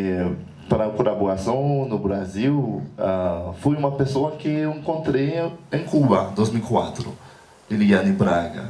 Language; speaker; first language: Portuguese; non-native, learner; Haitian Creole